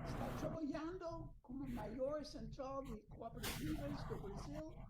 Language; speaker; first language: Portuguese; non-native, learner; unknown